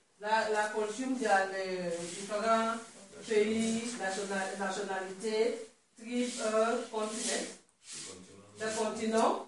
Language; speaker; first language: French; non-native, learner; Swahili